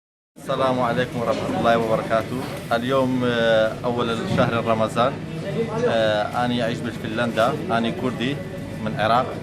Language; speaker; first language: Arabic; non-native, local second language; Kurdish